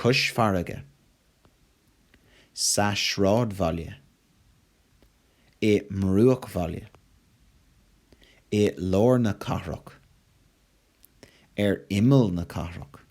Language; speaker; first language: Irish; non-native, local second language; English